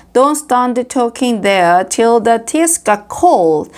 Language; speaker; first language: English; non-native, fluent; Korean